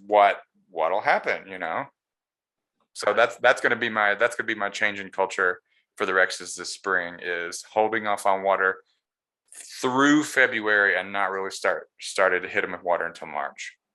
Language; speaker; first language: English; native; English